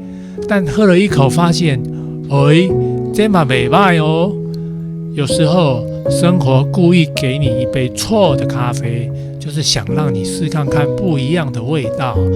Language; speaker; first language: Chinese; native; Chinese